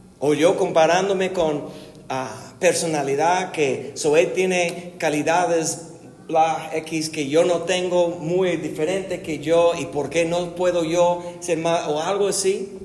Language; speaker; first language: Spanish; non-native, fluent; English